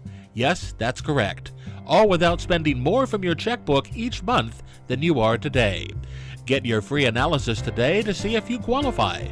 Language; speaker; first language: English; native; English